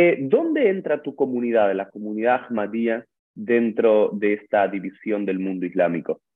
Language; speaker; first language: Spanish; native; Spanish